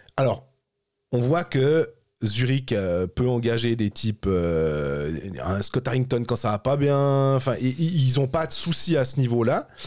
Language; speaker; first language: French; native; French